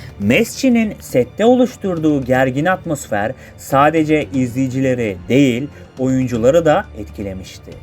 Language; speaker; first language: Turkish; native; Turkish